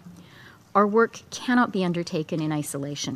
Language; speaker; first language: English; native; English